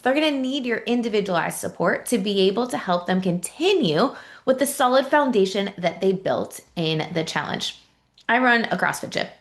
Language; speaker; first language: English; native; English